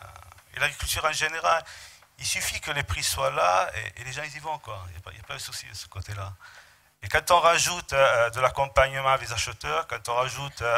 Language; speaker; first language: French; native; French